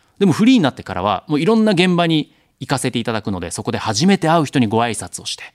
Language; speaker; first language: Japanese; native; Japanese